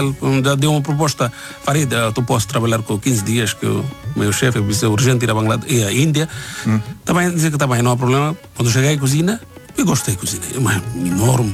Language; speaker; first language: Portuguese; non-native, learner; Bangla